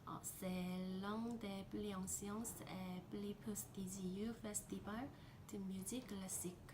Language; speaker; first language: French; non-native, learner; Korean